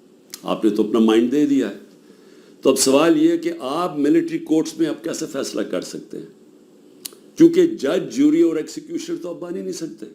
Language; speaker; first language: Urdu; native; Urdu